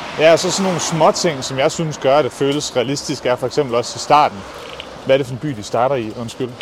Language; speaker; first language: Danish; native; Danish